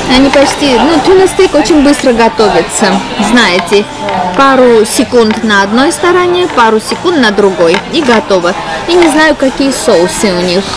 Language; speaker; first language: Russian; non-native, local second language; Armenian